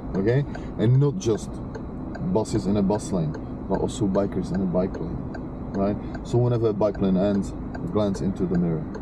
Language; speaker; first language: English; non-native, fluent; Czech